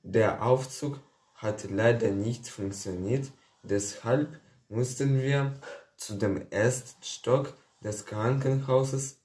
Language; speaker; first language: German; non-native, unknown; Ukrainian